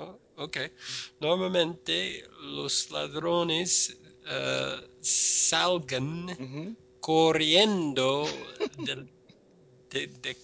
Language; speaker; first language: Spanish; non-native, fluent; English